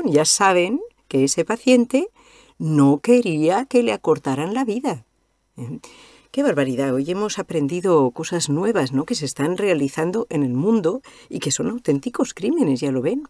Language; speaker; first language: Spanish; native; Spanish